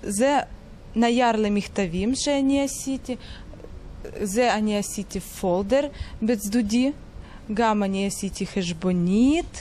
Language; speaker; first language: Hebrew; non-native, learner; Russian